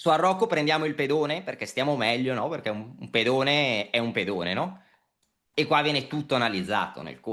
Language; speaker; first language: Italian; native; Italian